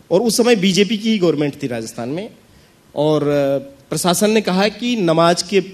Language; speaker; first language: Hindi; native; Hindi